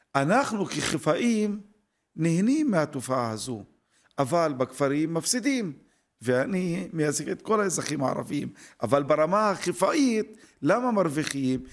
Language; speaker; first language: Hebrew; non-native, local second language; Arabic